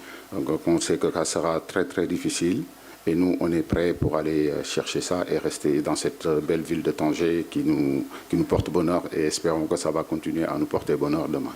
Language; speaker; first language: French; non-native, local second language; Wolof